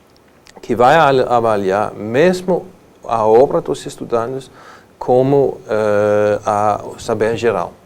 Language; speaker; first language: Portuguese; non-native, fluent; Danish